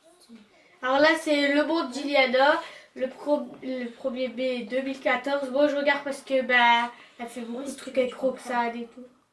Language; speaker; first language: French; native; French